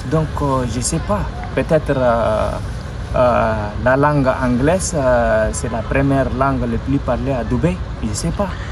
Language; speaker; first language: French; non-native, local second language; Arabic